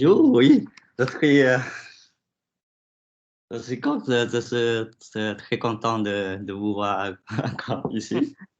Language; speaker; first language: French; non-native, learner; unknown